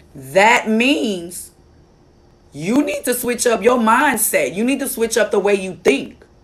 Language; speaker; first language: English; native; English